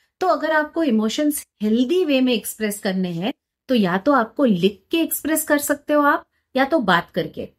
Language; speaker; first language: Hindi; non-native, local second language; Marathi